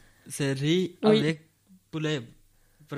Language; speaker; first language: French; non-native, learner; Punjabi